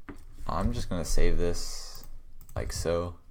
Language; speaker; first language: English; native; English